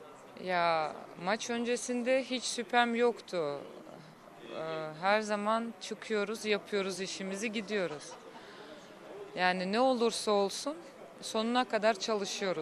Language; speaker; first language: Turkish; non-native, fluent; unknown